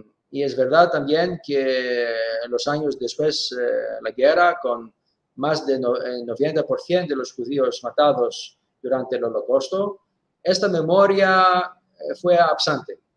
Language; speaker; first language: Spanish; non-native, fluent; Greek